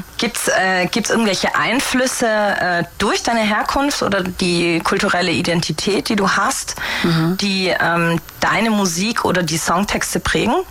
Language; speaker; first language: German; native; German